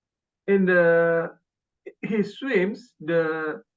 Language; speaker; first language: English; non-native, learner; Indonesian